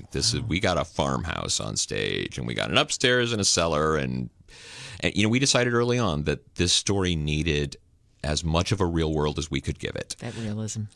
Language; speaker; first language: English; native; English